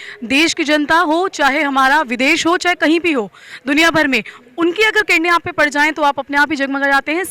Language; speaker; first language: Hindi; native; Hindi